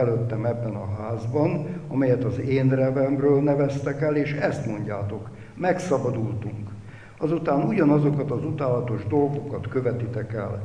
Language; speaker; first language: Hungarian; native; Hungarian